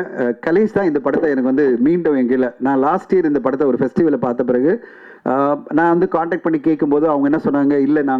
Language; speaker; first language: Tamil; native; Tamil